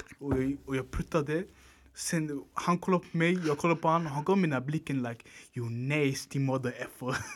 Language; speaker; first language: Swedish; early bilingual, other home language; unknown